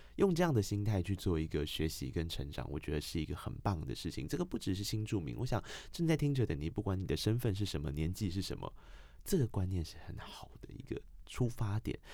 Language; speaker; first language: Chinese; native; Chinese